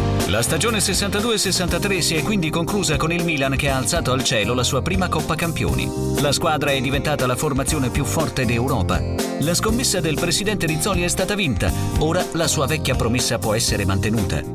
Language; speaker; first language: Italian; native; Italian